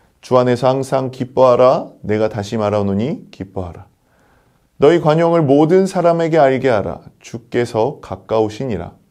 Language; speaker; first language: Korean; native; Korean